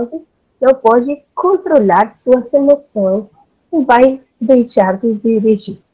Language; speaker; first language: Portuguese; non-native, learner; Spanish